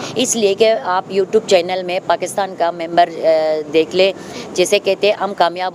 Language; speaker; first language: Hindi; non-native, fluent; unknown